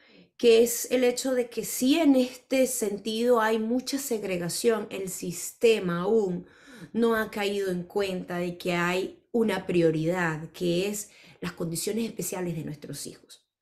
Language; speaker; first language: Spanish; native; Spanish